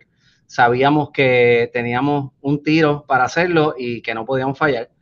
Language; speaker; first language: Spanish; native; Spanish